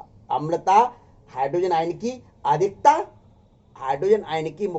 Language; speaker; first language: Hindi; native; Hindi